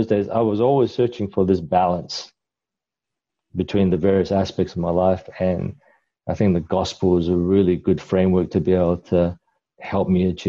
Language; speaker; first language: English; non-native, local second language; Cantonese